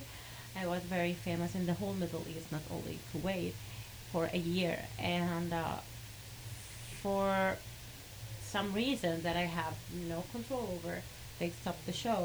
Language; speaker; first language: English; non-native, fluent; Arabic